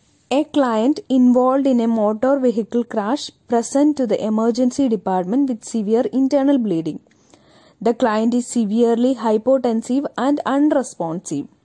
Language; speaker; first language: English; non-native, local second language; Malayalam